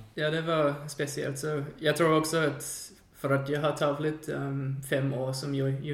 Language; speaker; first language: Swedish; non-native, fluent; English